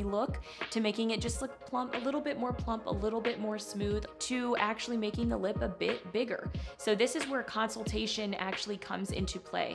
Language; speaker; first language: English; native; English